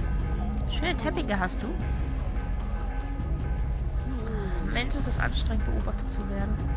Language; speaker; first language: German; native; German